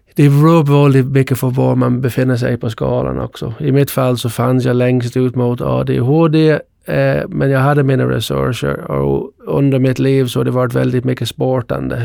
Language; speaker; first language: Swedish; non-native, fluent; English